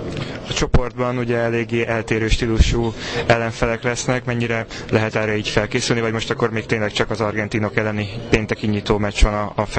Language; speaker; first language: Hungarian; native; Hungarian